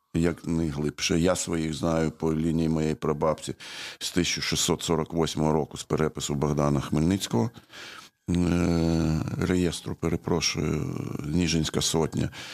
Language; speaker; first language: Ukrainian; native; Ukrainian